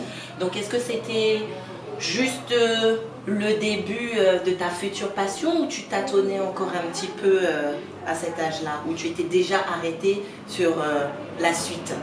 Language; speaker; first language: French; native; French